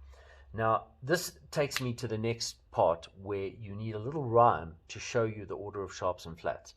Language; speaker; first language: English; native; English